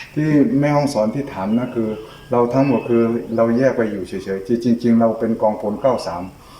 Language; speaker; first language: Thai; non-native, local second language; Chinese